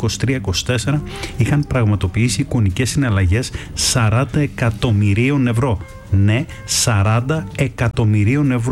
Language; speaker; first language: Greek; native; Greek